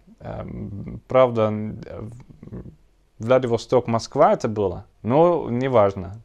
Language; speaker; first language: Russian; non-native, learner; Dutch